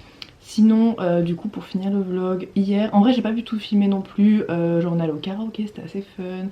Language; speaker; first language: French; native; French